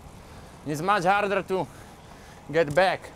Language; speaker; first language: English; non-native, fluent; Slovak